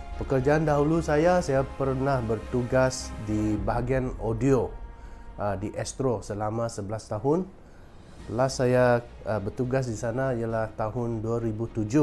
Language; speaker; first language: Malay; non-native, local second language; Chinese